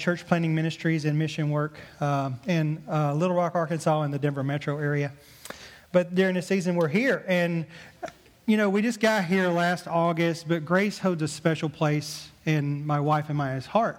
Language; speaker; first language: English; native; English